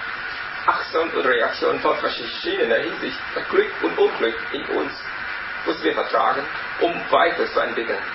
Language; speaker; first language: German; non-native, learner; Vietnamese